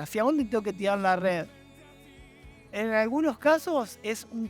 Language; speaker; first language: Spanish; native; Spanish